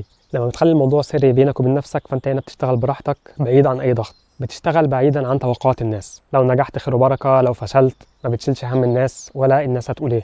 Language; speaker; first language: Arabic; native; Arabic